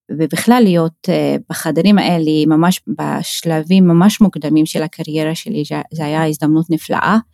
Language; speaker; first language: Hebrew; non-native, local second language; Arabic